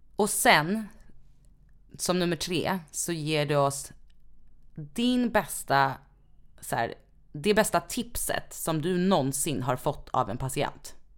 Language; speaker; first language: Swedish; native; Swedish